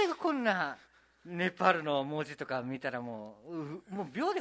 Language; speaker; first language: Japanese; native; Japanese